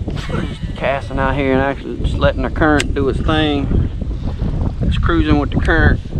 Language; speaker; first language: English; native; English